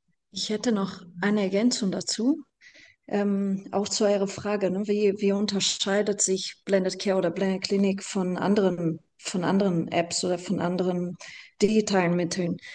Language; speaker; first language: German; non-native, fluent; Portuguese